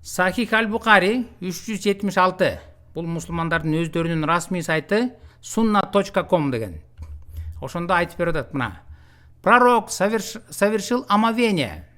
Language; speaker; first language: Russian; non-native, local second language; Kyrgyz